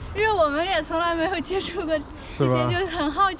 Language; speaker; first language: Chinese; native; Chinese